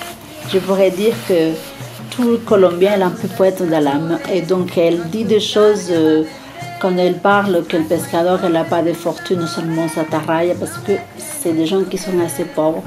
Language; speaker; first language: French; non-native, fluent; Spanish